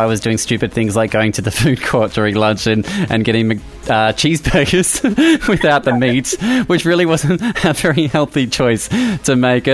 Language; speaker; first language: English; native; English